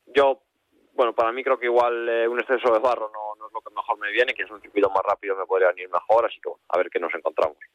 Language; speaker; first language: Spanish; native; Spanish